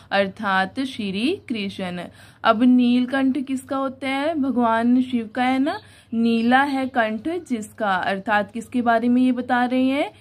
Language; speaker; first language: Hindi; non-native, local second language; Punjabi